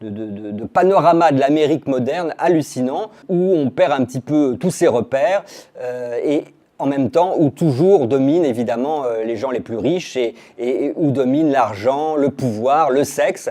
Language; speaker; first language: French; native; French